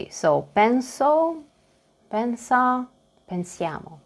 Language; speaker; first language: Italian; non-native, learner; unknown